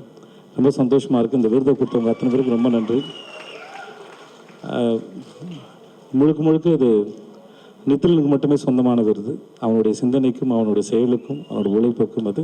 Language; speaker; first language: Tamil; native; Tamil